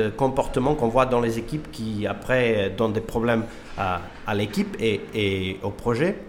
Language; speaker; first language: French; non-native, fluent; Portuguese